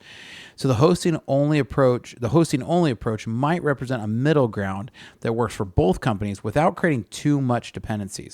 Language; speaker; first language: English; native; English